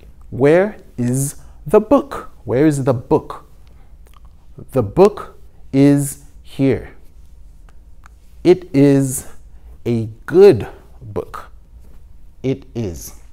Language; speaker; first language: English; non-native, fluent; Haitian Creole